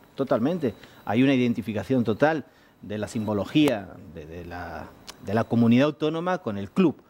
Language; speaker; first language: Spanish; native; Spanish